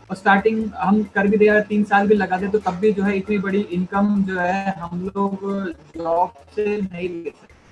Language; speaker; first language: Hindi; early bilingual, other home language; Nepali